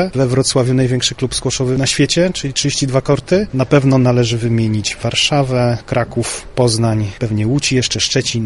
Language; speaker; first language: Polish; native; Polish